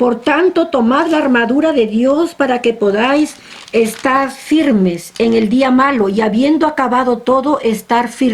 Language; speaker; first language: Spanish; native; Spanish